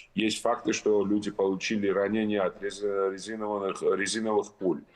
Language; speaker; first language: Russian; non-native, local second language; Georgian